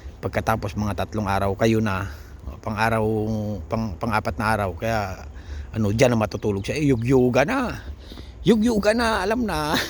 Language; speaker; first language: Filipino; native; Filipino